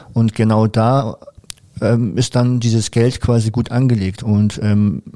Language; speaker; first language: German; native; German